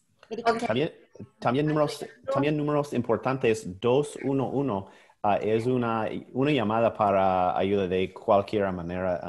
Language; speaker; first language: Spanish; non-native, learner; English